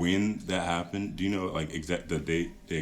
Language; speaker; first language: English; native; English